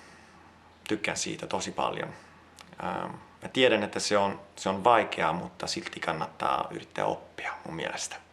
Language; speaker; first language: Finnish; non-native, fluent; Italian